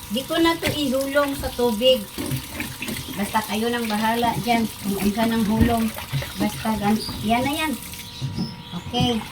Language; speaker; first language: Filipino; non-native, local second language; Cebuano